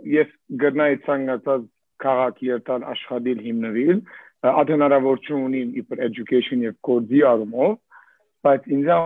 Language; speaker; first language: Armenian; early bilingual, heritage; Armenian